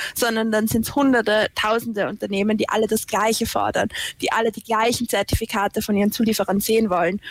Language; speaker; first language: German; native; German